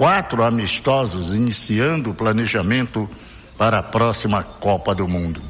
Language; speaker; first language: Portuguese; native; Portuguese